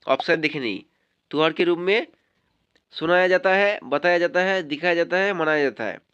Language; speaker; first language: Hindi; non-native, local second language; Bangla